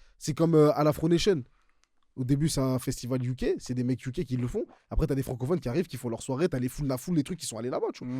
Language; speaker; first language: French; native; French